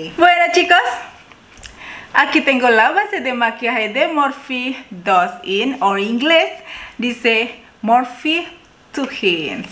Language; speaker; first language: Spanish; non-native, learner; Indonesian